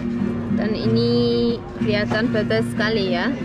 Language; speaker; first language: Indonesian; early bilingual, heritage; Indonesian